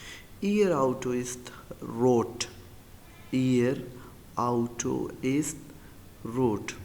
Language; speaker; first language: German; non-native, learner; Urdu